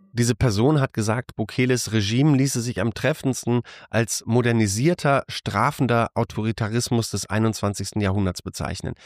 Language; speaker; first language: German; native; German